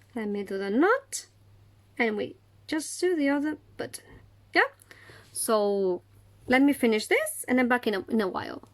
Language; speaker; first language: English; non-native, fluent; Catalan